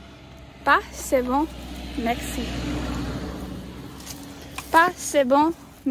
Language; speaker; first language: French; non-native, learner; English